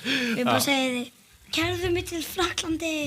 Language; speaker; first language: Icelandic; early bilingual, other home language; Portuguese